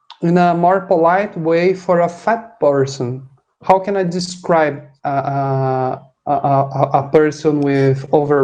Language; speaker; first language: English; non-native, fluent; Portuguese